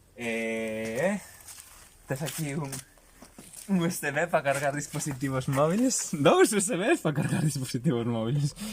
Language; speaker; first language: Spanish; non-native, local second language; Galician